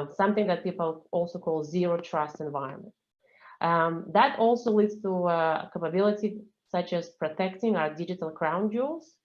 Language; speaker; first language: English; non-native, fluent; Russian